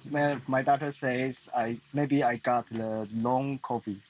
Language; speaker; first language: English; non-native, learner; Chinese